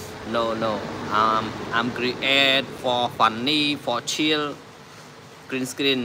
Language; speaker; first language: English; non-native, learner; Khmer